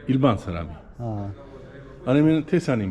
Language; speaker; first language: Korean; non-native, learner; Uzbek